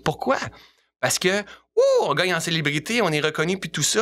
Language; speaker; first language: French; native; French